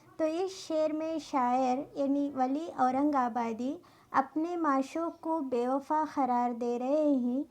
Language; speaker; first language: Urdu; native; Urdu